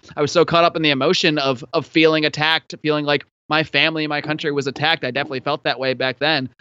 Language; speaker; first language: English; native; English